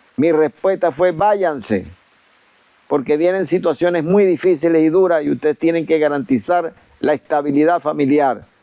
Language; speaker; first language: Spanish; native; Spanish